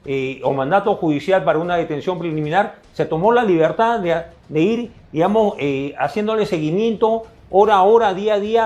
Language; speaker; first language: Spanish; native; Spanish